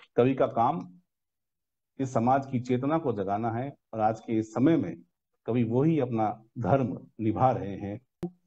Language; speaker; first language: Hindi; non-native, local second language; Rajasthani